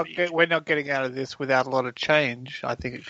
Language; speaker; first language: English; native; English